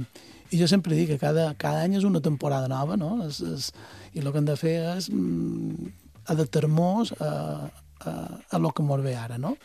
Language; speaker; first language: Catalan; native; Catalan